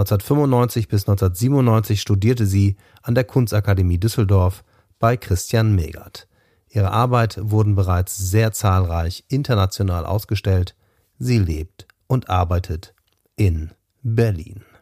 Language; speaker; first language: German; native; German